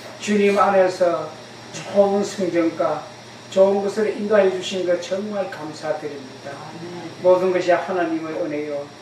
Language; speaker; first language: Korean; native; Korean